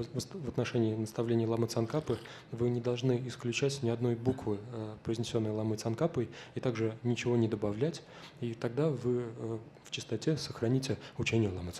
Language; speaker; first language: Russian; native; Russian